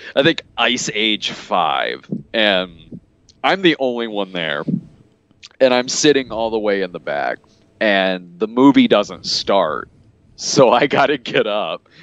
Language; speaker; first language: English; native; English